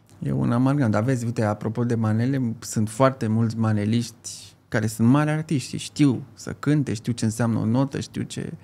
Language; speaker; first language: Romanian; native; Romanian